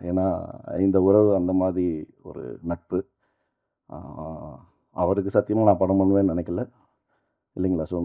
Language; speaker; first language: Tamil; native; Tamil